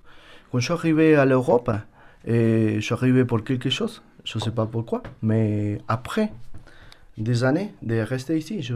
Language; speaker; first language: French; non-native, learner; Spanish